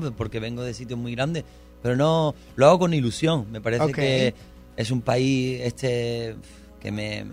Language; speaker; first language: Spanish; native; Spanish